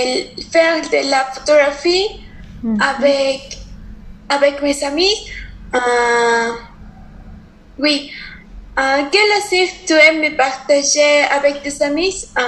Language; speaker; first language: French; non-native, learner; Spanish